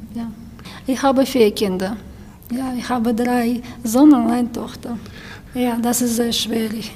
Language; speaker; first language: German; non-native, learner; Ukrainian